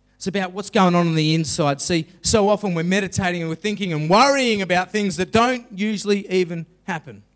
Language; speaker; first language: English; native; English